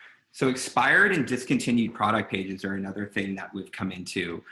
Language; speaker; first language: English; native; English